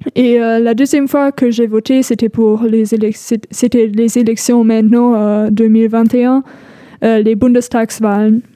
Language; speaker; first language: French; non-native, fluent; German